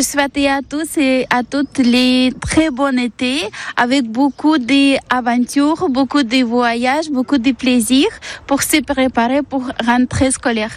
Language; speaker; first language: French; non-native, learner; Ukrainian